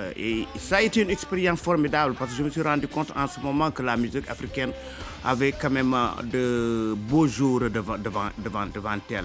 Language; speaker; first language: French; non-native, local second language; Fula